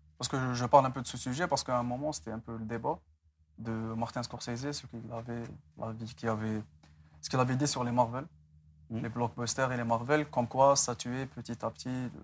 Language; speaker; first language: French; non-native, local second language; Arabic